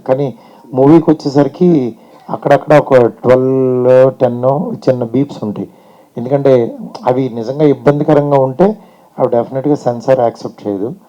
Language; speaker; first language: Telugu; native; Telugu